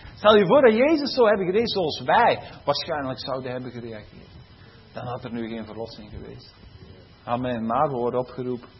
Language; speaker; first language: Dutch; native; Dutch